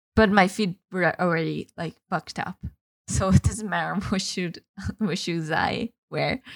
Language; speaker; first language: English; non-native, fluent; Portuguese